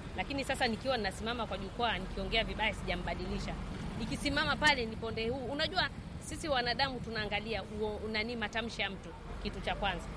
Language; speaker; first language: Swahili; native; Swahili